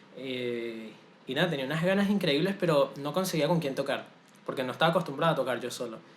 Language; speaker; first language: Spanish; native; Spanish